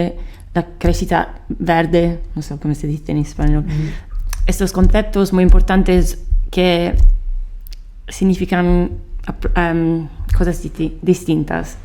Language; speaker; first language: Spanish; non-native, fluent; Italian